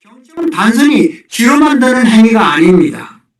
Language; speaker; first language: Korean; native; Korean